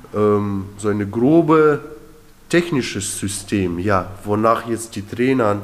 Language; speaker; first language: German; early bilingual, other home language; Russian